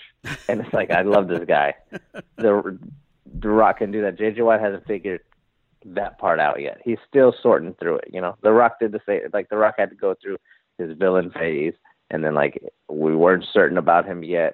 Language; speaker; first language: English; native; English